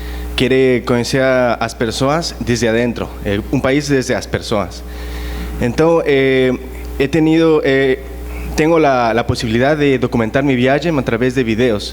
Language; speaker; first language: Portuguese; non-native, learner; Spanish